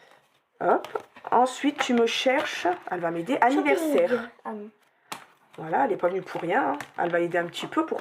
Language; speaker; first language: French; native; French